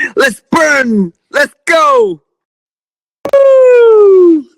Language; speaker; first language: English; non-native, learner; Korean